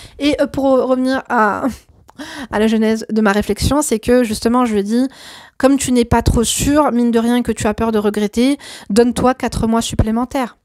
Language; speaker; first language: French; native; French